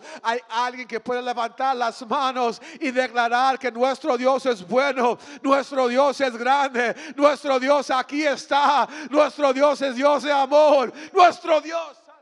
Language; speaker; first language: Spanish; early bilingual, heritage; Spanish